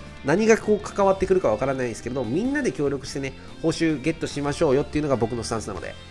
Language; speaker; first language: Japanese; native; Japanese